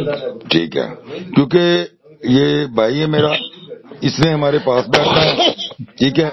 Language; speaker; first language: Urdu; non-native, local second language; Punjabi